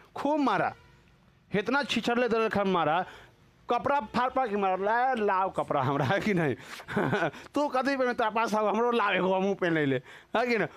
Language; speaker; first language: Hindi; native; Hindi